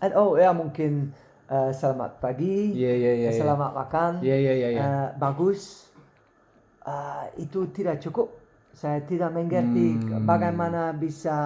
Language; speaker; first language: Indonesian; non-native, learner; Dutch